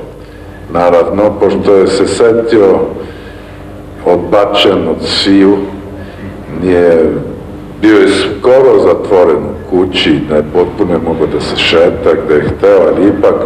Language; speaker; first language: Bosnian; early bilingual, heritage; Bosnian